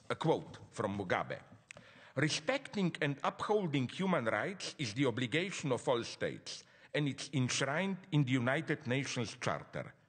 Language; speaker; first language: English; non-native, fluent; Slovenian